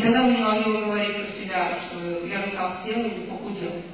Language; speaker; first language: Russian; native; Russian